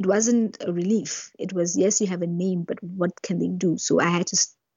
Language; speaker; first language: English; non-native, local second language; Southern Sotho